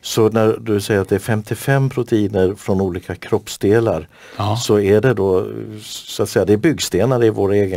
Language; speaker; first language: Swedish; native; Swedish